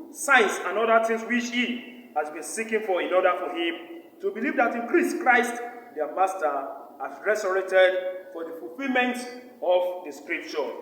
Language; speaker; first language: English; non-native, local second language; Yoruba